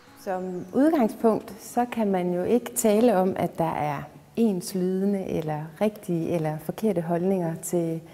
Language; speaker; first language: Danish; native; Danish